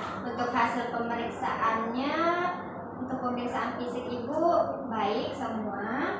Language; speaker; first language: Indonesian; native; Indonesian